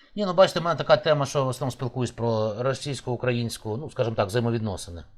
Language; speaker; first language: Ukrainian; native; Ukrainian